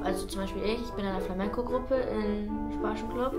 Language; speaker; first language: German; early bilingual, other home language; Spanish